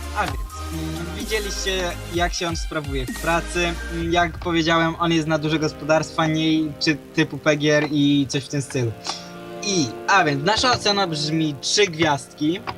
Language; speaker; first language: Polish; native; Polish